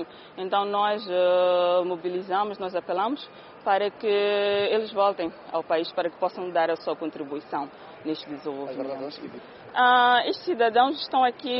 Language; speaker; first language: Portuguese; non-native, fluent; Kinyarwanda